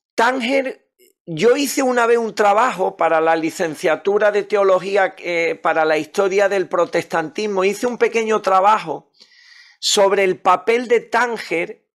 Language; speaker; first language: Spanish; native; Spanish